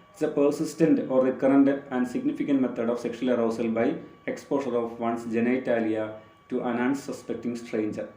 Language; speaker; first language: English; non-native, local second language; Malayalam